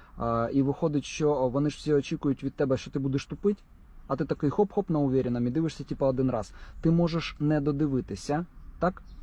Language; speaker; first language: Ukrainian; native; Ukrainian